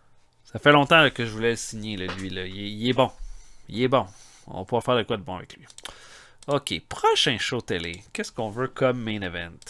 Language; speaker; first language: French; native; French